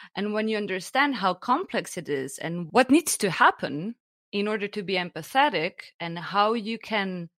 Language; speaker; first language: English; non-native, fluent; Slovenian